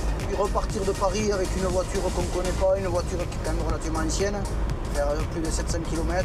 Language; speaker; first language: French; native; French